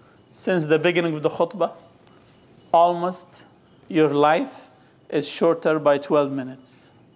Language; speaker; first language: English; non-native, fluent; Arabic